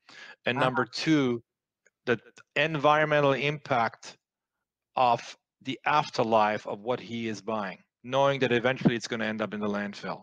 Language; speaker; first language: English; non-native, fluent; French